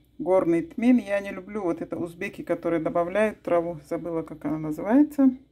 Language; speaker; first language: Russian; non-native, local second language; Avaric